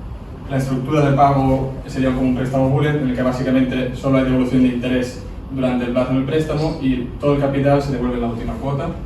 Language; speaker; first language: Spanish; native; Spanish